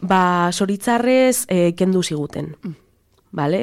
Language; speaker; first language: Basque; non-native, local second language; Spanish